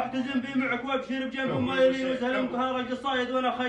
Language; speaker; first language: Arabic; native; Arabic